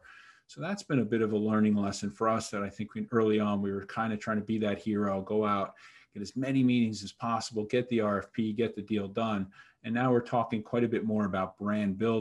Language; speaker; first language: English; native; English